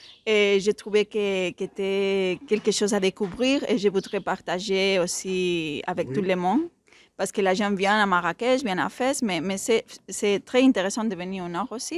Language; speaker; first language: French; non-native, fluent; Spanish